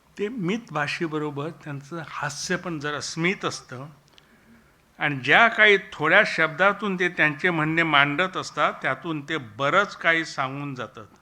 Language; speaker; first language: Marathi; non-native, local second language; Konkani